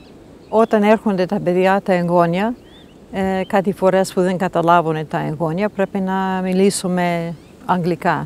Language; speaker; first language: Greek; non-native, fluent; English